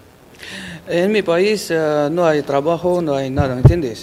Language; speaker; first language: Spanish; non-native, learner; Arabic